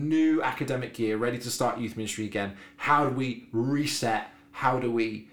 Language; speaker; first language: English; native; English